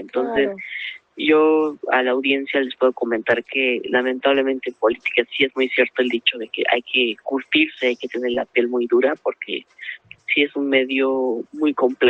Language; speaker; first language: Spanish; native; Spanish